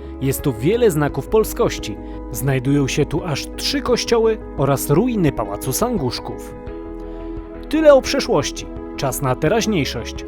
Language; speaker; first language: Polish; native; Polish